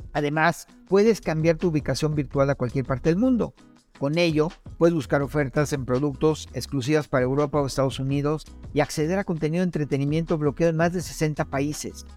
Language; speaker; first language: Spanish; native; Spanish